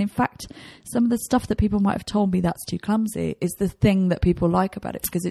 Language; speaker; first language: English; native; English